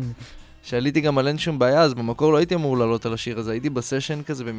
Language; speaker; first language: Hebrew; native; Hebrew